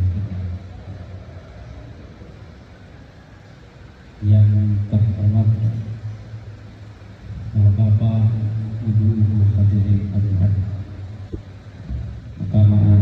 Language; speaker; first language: Indonesian; non-native, local second language; Buginese